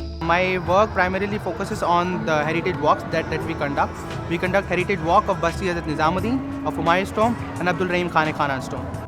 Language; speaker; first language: English; non-native, local second language; Hindi